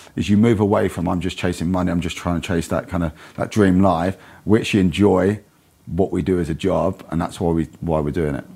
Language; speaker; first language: English; native; English